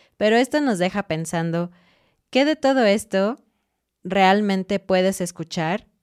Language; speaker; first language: Spanish; native; Spanish